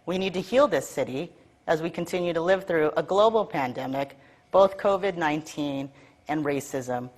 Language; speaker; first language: English; native; English